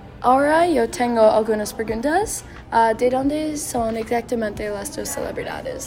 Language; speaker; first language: Spanish; non-native, learner; English